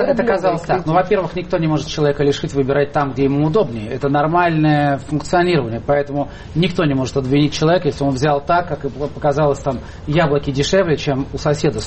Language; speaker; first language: Russian; native; Russian